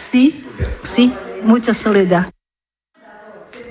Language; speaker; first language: Spanish; non-native, learner; Portuguese